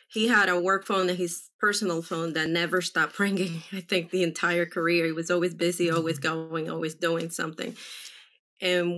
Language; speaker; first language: English; early bilingual, other home language; Spanish